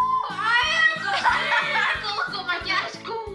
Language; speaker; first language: Portuguese; early bilingual, heritage; Portuguese